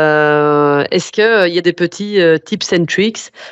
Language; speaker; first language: French; native; French